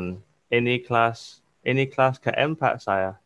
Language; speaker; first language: Indonesian; non-native, learner; English